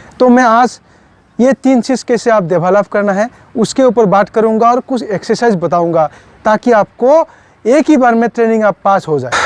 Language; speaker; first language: Hindi; non-native, local second language; Assamese